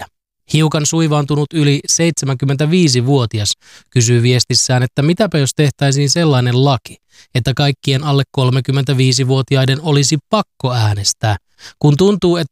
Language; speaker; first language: Finnish; native; Finnish